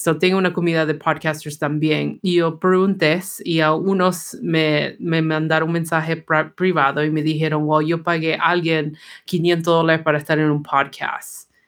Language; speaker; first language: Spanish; early bilingual, heritage; Spanish